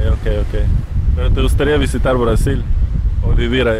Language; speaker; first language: Spanish; non-native, fluent; Russian